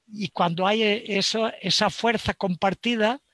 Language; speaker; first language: Spanish; native; Spanish